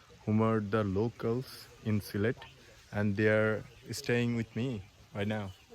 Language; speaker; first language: English; non-native, local second language; Bangla